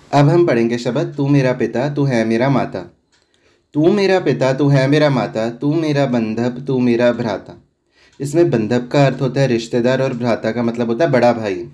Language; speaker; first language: Hindi; non-native, local second language; Punjabi